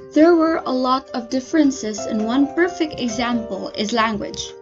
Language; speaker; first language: English; non-native, local second language; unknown